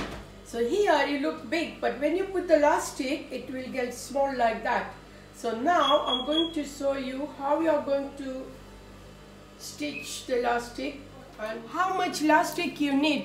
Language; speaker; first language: English; non-native, fluent; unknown